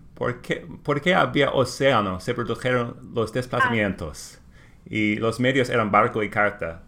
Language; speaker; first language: Spanish; non-native, learner; English